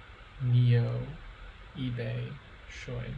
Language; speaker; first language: Chinese; non-native, learner; English